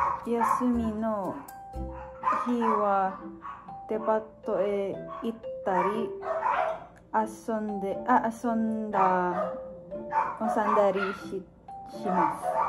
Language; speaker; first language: Japanese; non-native, learner; Filipino